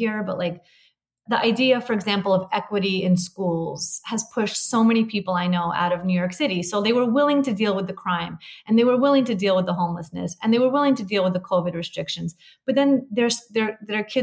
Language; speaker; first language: English; native; English